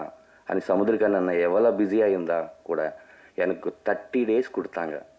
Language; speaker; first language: Tamil; non-native, learner; Telugu